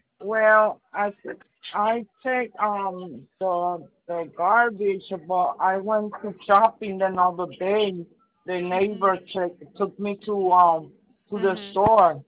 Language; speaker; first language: English; non-native, learner; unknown